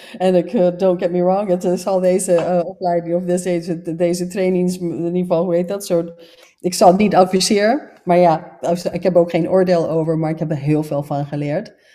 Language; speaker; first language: Dutch; non-native, fluent; English